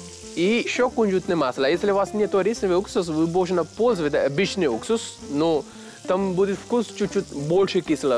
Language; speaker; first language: Russian; non-native, learner; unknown